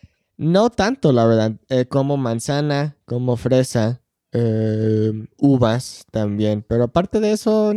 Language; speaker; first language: Spanish; non-native, fluent; English